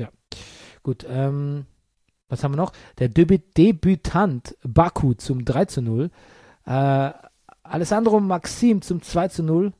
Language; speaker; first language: German; native; German